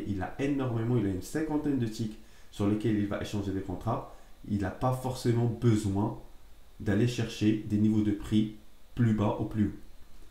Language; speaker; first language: French; native; French